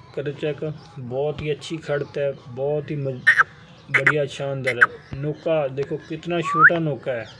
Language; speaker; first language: Hindi; non-native, local second language; Punjabi